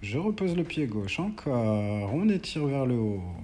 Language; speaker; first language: French; native; French